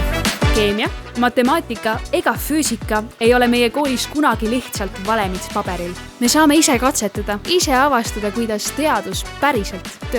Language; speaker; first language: Estonian; native; Estonian